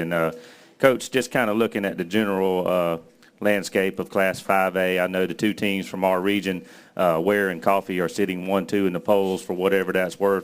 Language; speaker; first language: English; native; English